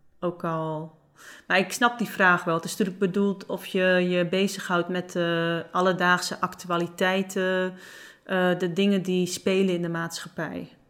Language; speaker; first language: Dutch; non-native, local second language; Western Frisian